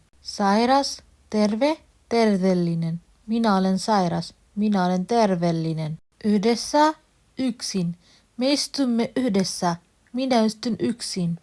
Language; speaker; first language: Finnish; non-native, learner; Bangla